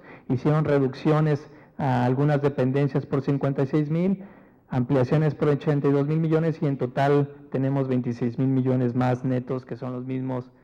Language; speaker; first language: Spanish; native; Spanish